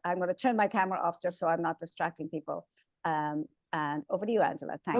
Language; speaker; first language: English; native; English